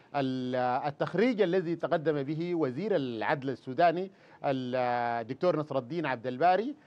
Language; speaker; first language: Arabic; native; Arabic